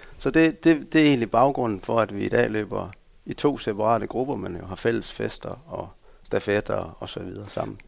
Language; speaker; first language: Danish; native; Danish